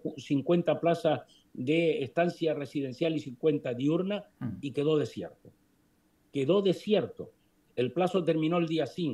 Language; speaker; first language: Spanish; native; Spanish